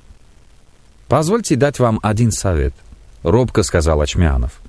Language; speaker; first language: Russian; native; Russian